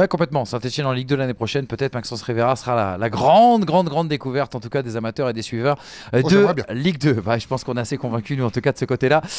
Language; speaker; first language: French; native; French